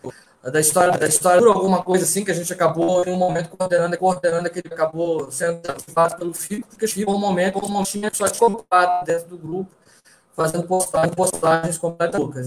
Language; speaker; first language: Portuguese; native; Portuguese